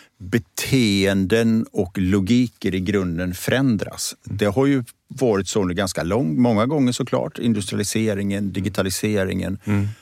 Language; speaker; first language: Swedish; native; Swedish